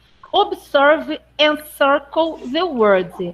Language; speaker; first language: English; non-native, fluent; Portuguese